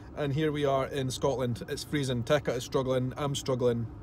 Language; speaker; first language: English; native; English